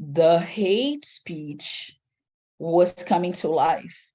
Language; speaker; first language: English; non-native, fluent; Portuguese